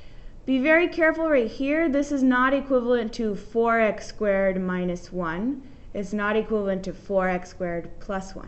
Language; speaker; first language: English; native; English